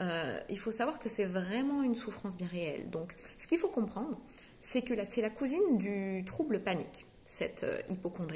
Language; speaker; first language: French; native; French